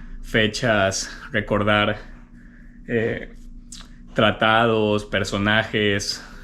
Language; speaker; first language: Spanish; native; Spanish